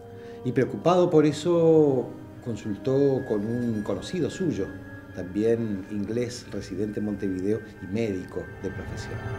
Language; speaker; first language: Spanish; native; Spanish